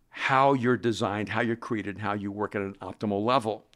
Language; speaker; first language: English; non-native, fluent; Spanish